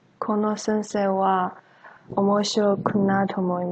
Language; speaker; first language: Japanese; non-native, learner; English